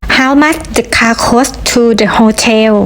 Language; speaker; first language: English; non-native, learner; Thai